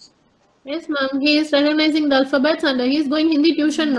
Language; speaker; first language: English; non-native, local second language; Tamil